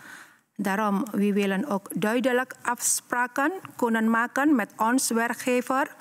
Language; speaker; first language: Dutch; non-native, learner; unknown